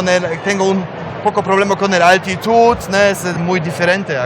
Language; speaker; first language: Spanish; non-native, learner; Polish